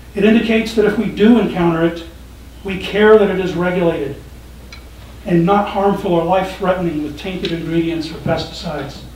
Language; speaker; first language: English; native; English